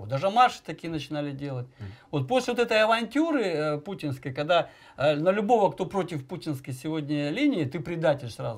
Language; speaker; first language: Russian; native; Russian